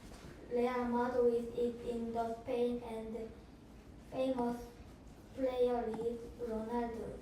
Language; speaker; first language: English; non-native, learner; Korean